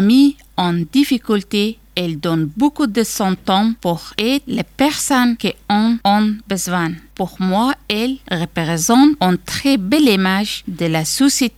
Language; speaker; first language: French; non-native, fluent; Persian